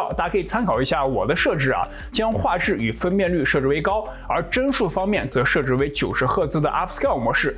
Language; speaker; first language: Chinese; native; Chinese